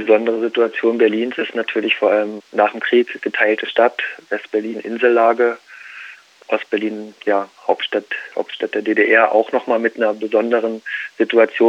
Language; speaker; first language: German; native; German